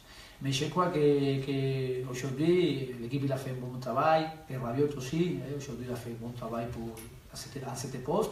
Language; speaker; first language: French; non-native, learner; Spanish